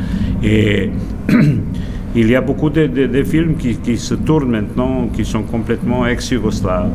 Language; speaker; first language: French; non-native, fluent; Serbian